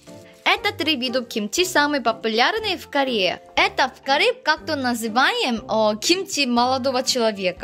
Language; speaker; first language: Russian; non-native, fluent; Korean